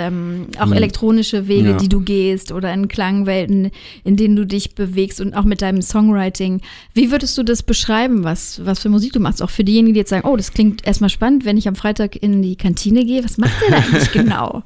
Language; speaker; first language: German; native; German